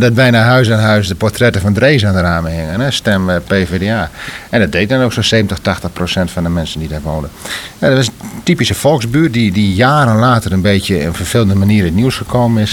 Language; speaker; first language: Dutch; native; Dutch